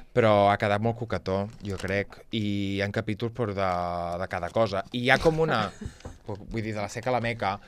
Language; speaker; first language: Catalan; native; Catalan